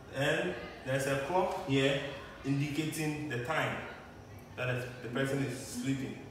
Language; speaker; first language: English; non-native, local second language; Akan